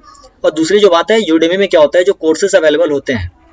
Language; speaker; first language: Hindi; native; Hindi